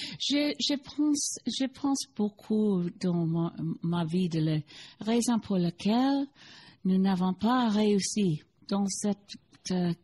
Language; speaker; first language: French; non-native, learner; English